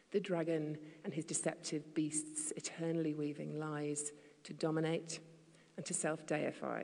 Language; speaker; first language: English; native; English